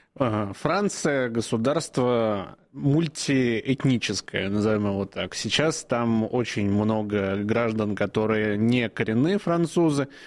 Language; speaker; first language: Russian; native; Russian